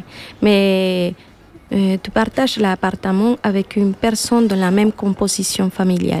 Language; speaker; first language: French; non-native, fluent; Spanish